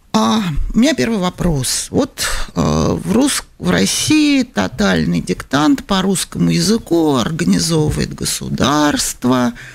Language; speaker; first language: Russian; native; Russian